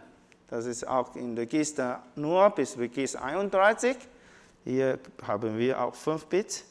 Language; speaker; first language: German; non-native, learner; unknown